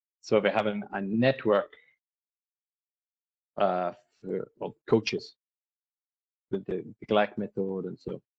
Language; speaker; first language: German; non-native, learner; English